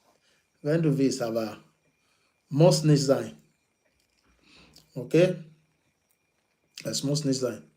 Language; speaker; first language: German; non-native, learner; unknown